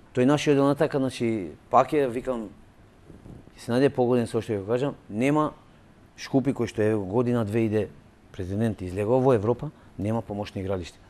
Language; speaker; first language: Macedonian; non-native, local second language; Albanian